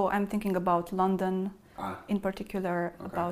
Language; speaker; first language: English; non-native, fluent; Romanian